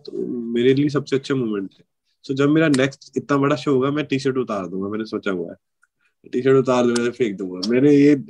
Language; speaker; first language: Hindi; non-native, local second language; Punjabi